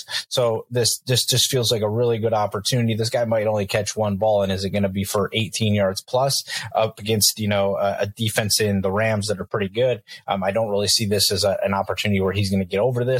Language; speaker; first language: English; native; English